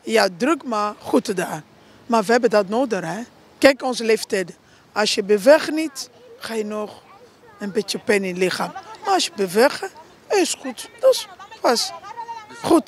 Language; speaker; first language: Dutch; non-native, learner; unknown